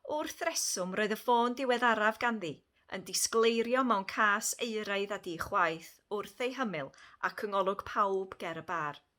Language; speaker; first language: Welsh; native; Welsh